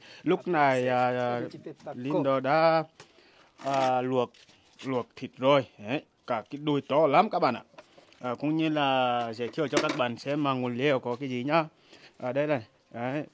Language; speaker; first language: Vietnamese; non-native, fluent; Portuguese